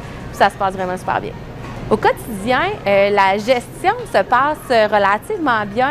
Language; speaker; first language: French; native; French